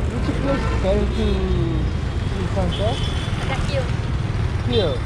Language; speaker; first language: English; non-native, learner; Korean